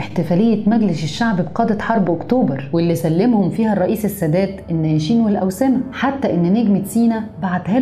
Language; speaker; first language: Arabic; native; Arabic